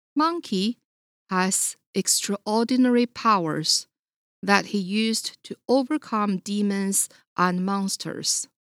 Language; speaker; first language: English; non-native, fluent; Chinese